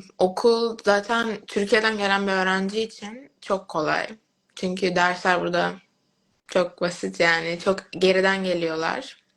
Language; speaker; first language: Turkish; native; Turkish